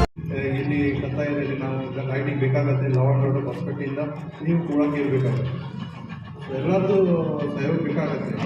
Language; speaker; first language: Kannada; non-native, learner; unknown